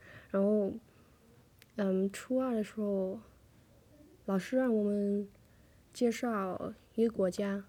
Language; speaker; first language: Chinese; non-native, fluent; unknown